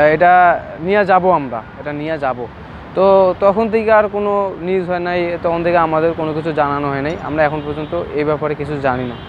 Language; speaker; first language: Bangla; native; Bangla